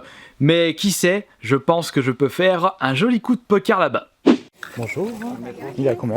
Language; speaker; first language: French; native; French